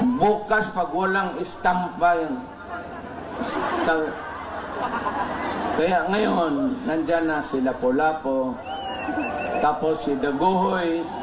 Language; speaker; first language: Filipino; non-native, local second language; Cebuano